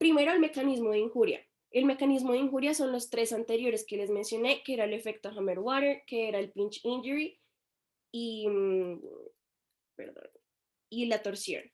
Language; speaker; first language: Spanish; native; Spanish